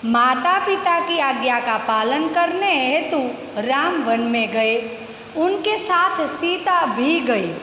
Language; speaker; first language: Hindi; non-native, local second language; Gujarati